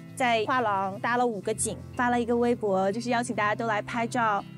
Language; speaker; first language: Chinese; native; Chinese